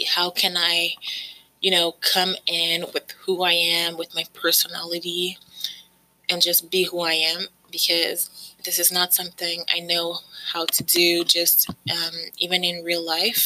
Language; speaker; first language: English; native; English